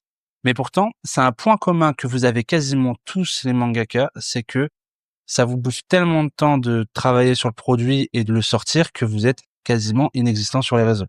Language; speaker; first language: French; native; French